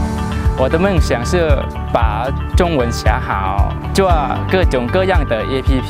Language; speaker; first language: Chinese; non-native, learner; Lao